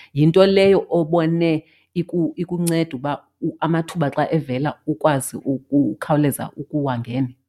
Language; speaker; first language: Xhosa; native; Xhosa